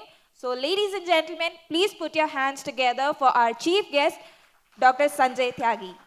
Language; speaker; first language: English; non-native, local second language; Tamil